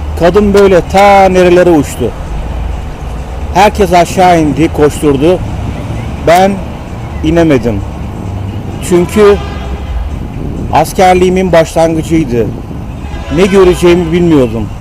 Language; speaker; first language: Turkish; native; Turkish